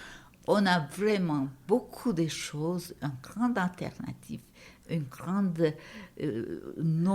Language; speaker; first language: French; non-native, fluent; Turkish